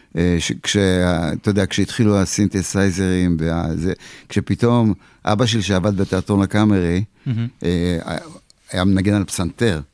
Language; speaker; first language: Hebrew; early bilingual, other home language; Polish